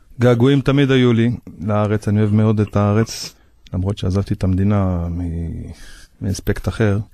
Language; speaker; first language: Hebrew; native; Hebrew